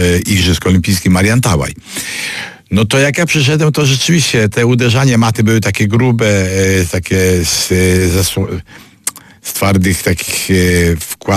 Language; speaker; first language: Polish; native; Polish